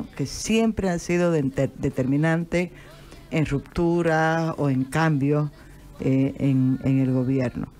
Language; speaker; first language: Spanish; native; Spanish